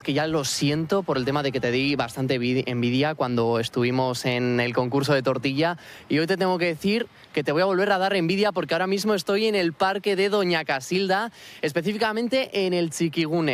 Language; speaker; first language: Spanish; native; Spanish